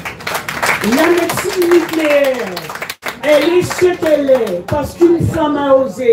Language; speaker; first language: French; native; French